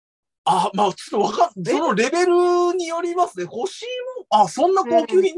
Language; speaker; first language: Japanese; native; Japanese